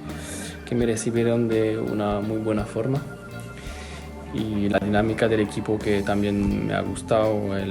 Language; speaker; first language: Spanish; non-native, fluent; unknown